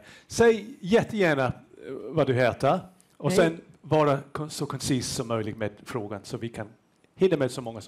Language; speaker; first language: Swedish; non-native, fluent; English